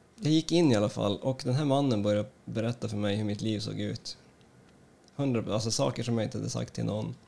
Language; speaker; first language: Swedish; native; Swedish